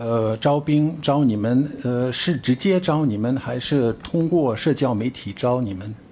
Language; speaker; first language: Chinese; non-native, fluent; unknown